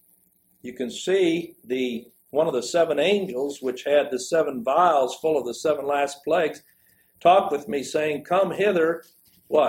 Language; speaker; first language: English; native; English